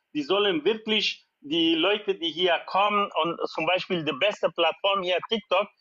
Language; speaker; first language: German; non-native, learner; Persian